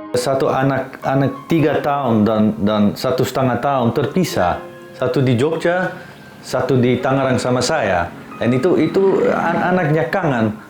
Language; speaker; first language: Indonesian; non-native, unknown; Dutch